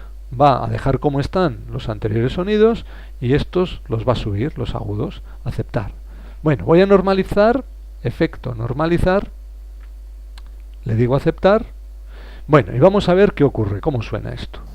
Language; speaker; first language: Spanish; native; Spanish